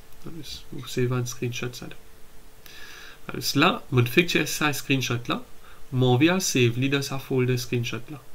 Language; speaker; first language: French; non-native, local second language; Morisyen